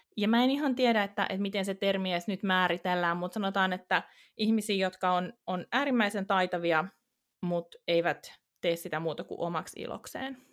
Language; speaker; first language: Finnish; native; Finnish